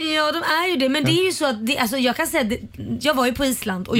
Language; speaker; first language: Swedish; native; Swedish